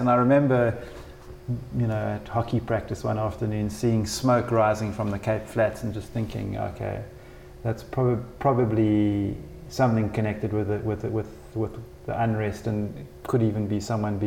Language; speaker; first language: English; native; English